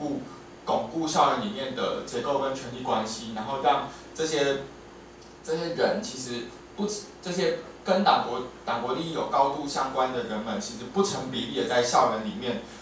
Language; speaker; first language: Chinese; native; Chinese